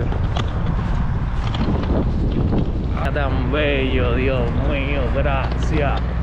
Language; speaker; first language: Spanish; native; Spanish